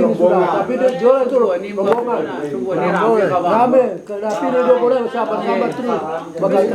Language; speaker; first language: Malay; non-native, local second language; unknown